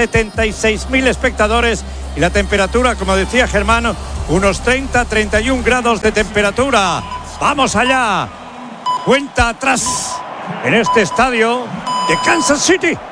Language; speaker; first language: Spanish; native; Spanish